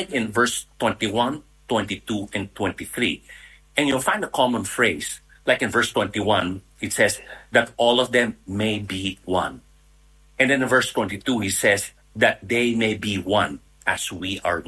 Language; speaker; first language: English; non-native, local second language; Filipino